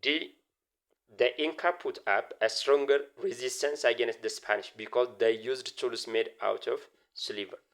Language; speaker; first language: English; non-native, local second language; Amharic